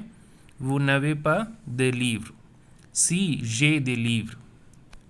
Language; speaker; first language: French; non-native, fluent; Tamil